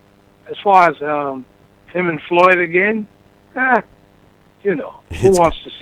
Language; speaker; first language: English; native; English